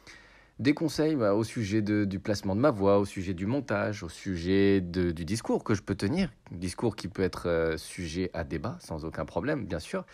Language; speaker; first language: French; native; French